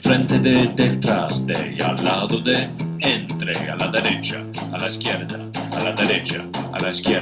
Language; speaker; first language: Spanish; non-native, fluent; English